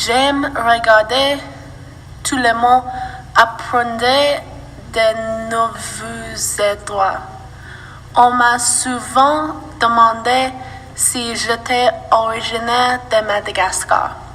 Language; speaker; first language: French; non-native, learner; English